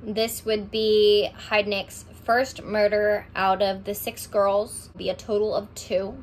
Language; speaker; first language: English; native; English